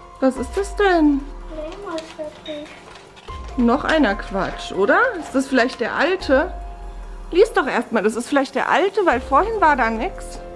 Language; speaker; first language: German; native; German